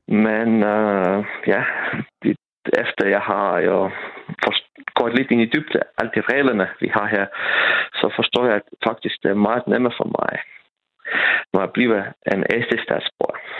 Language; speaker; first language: Danish; non-native, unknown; Estonian